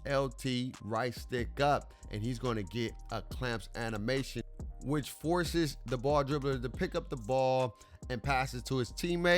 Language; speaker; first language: English; native; English